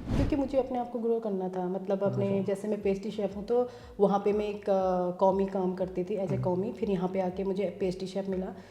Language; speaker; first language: Hindi; native; Hindi